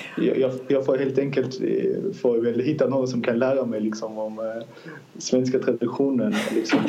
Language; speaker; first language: Swedish; early bilingual, other home language; Azerbaijani